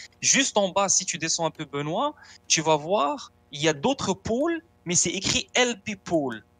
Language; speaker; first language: French; non-native, local second language; Arabic